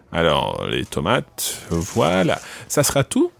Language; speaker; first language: French; non-native, fluent; English